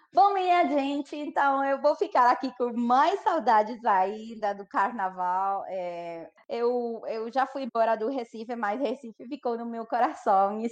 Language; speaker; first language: Portuguese; non-native, fluent; Spanish